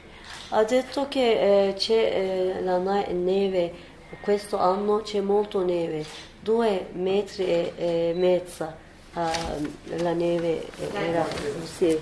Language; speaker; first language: Italian; non-native, learner; Turkish